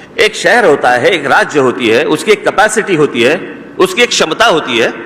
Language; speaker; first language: Hindi; non-native, local second language; Marathi